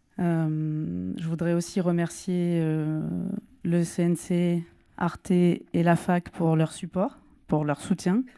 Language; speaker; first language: French; native; French